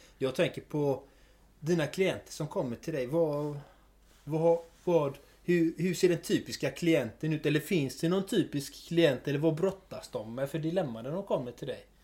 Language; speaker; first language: Swedish; native; Swedish